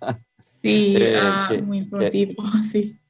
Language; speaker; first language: Spanish; non-native, learner; English